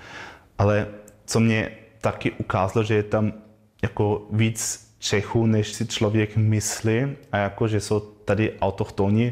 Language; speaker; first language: Czech; non-native, learner; German